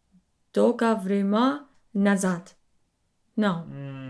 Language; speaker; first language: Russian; non-native, learner; English